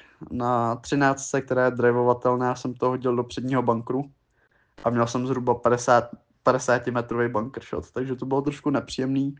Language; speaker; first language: Czech; native; Czech